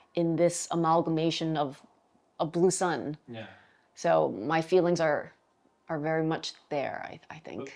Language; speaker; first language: English; native; English